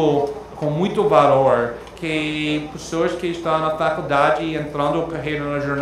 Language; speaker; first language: Portuguese; non-native, fluent; English